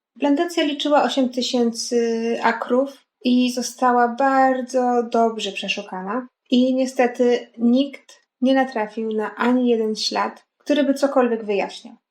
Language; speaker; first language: Polish; native; Polish